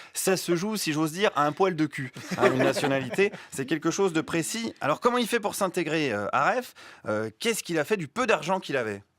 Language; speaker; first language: French; native; French